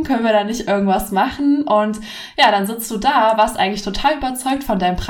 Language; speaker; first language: German; native; German